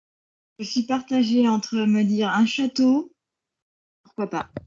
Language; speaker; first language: French; native; French